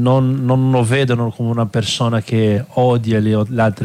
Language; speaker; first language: Italian; non-native, fluent; Portuguese